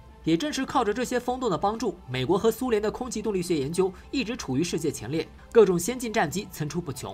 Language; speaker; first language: Chinese; native; Chinese